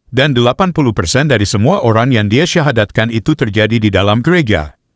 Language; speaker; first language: Indonesian; native; Indonesian